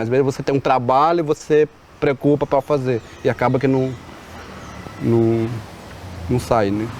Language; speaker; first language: Portuguese; non-native, local second language; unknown